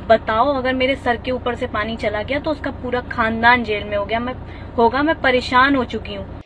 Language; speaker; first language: Hindi; native; Hindi